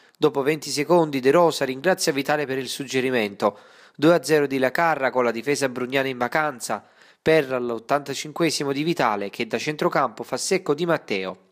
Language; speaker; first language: Italian; native; Italian